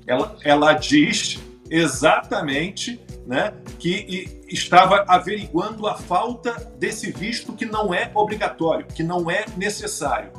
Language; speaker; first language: Portuguese; native; Portuguese